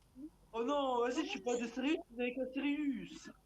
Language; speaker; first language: French; native; French